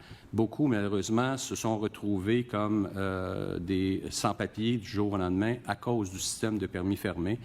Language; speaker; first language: French; native; French